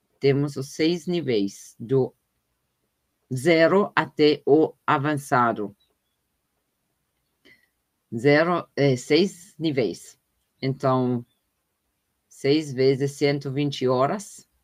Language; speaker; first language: Portuguese; non-native, fluent; German